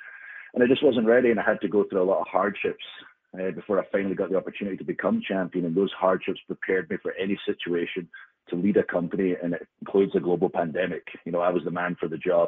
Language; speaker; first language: English; native; English